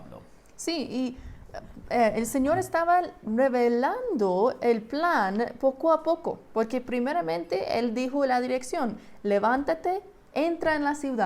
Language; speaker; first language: Spanish; non-native, fluent; English